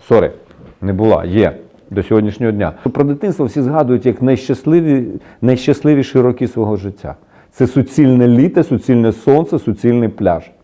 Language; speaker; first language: Ukrainian; non-native, local second language; Russian